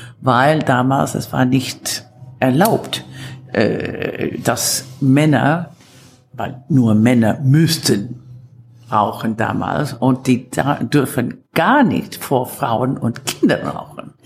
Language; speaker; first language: German; non-native, fluent; Italian